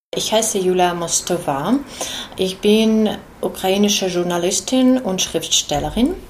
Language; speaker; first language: German; non-native, learner; Ukrainian